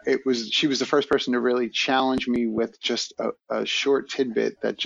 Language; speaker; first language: English; native; English